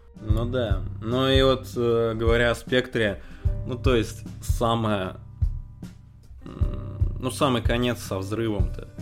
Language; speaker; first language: Russian; native; Russian